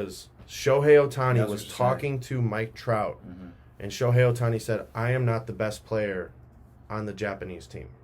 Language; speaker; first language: English; native; English